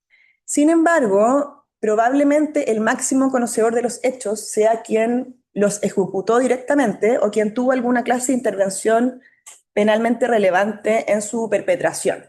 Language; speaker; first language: Spanish; native; Spanish